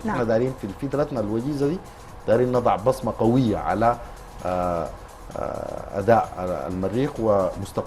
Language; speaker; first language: Arabic; native; Arabic